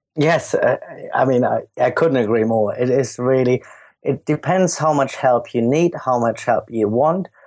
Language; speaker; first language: English; non-native, fluent; German